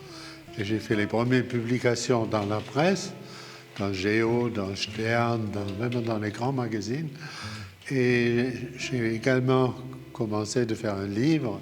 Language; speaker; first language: French; non-native, fluent; German